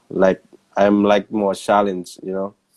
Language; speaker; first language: English; non-native, learner; Thai